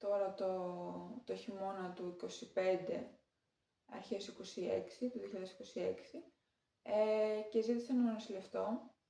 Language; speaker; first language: Greek; native; Greek